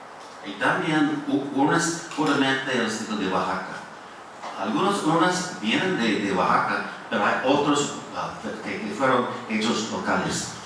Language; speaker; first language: Spanish; non-native, fluent; English